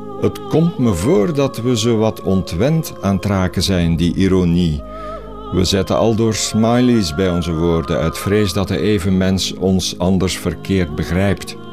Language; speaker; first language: Dutch; native; Dutch